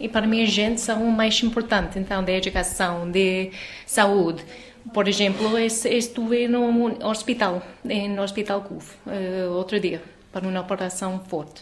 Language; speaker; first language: Portuguese; non-native, learner; English